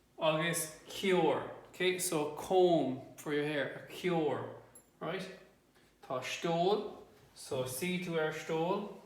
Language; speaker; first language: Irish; non-native, local second language; English